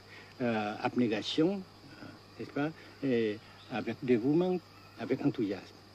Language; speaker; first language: French; non-native, local second language; Vietnamese